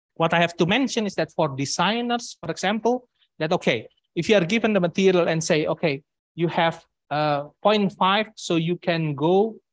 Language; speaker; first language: English; non-native, fluent; Indonesian